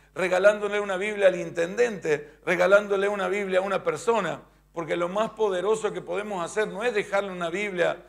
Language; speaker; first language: Spanish; native; Spanish